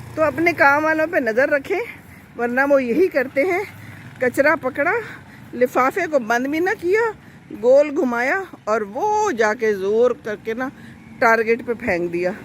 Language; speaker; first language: Urdu; non-native, local second language; Punjabi